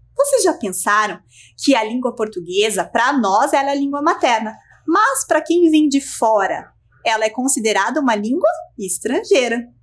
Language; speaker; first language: Portuguese; native; Portuguese